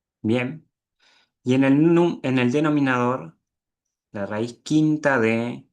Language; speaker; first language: Spanish; native; Spanish